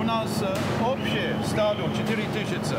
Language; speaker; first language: Russian; non-native, fluent; English